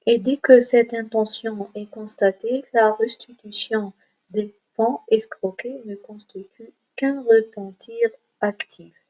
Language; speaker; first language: French; non-native, local second language; Arabic